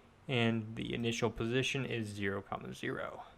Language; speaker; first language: English; native; English